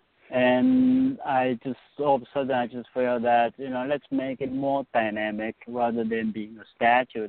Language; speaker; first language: English; non-native, fluent; Chinese